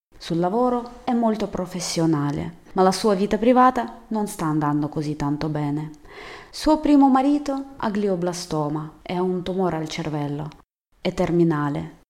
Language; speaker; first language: Italian; non-native, fluent; Russian